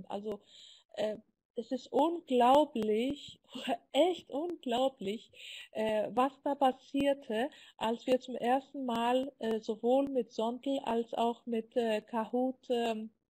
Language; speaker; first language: German; non-native, fluent; Greek